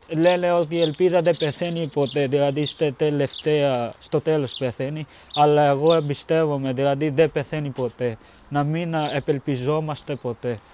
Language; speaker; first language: Greek; non-native, fluent; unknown